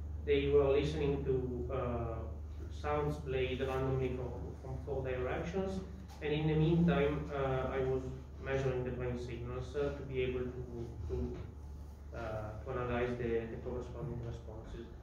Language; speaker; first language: English; non-native, fluent; Italian